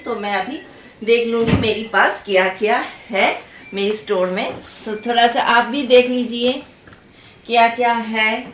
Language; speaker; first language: Hindi; non-native, local second language; Bangla